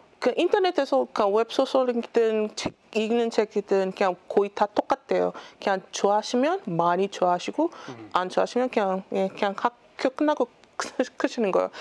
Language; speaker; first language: Korean; non-native, learner; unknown